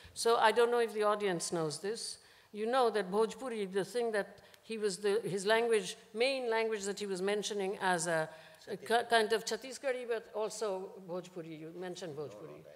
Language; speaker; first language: English; non-native, local second language; Bangla